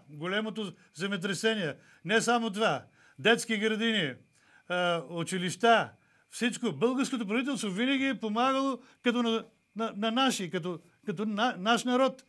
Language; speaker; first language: Bulgarian; native; Bulgarian